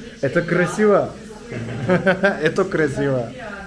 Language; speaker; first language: Russian; non-native, learner; Turkish